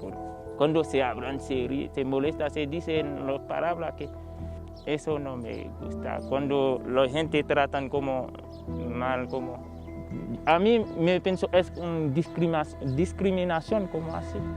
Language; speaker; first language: Spanish; non-native, learner; Haitian Creole